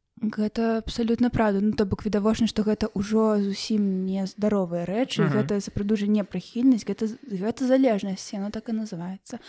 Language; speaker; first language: Belarusian; native; Belarusian